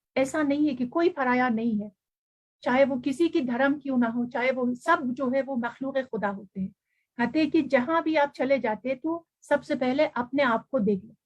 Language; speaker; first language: Urdu; non-native, fluent; Persian